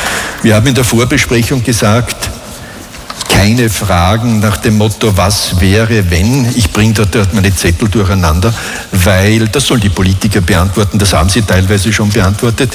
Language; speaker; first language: German; native; German